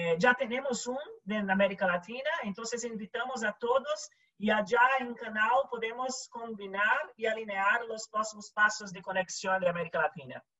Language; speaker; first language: Spanish; non-native, learner; Portuguese